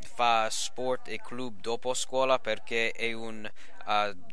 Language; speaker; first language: Italian; non-native, learner; English